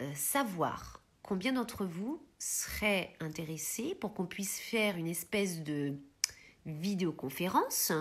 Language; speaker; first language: French; early bilingual, heritage; Italian